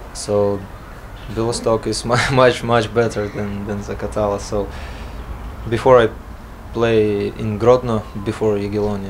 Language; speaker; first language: English; non-native, learner; Latvian